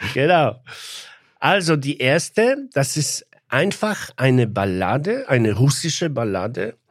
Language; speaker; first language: German; non-native, fluent; Polish